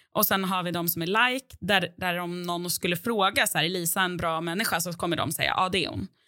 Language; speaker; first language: Swedish; native; Swedish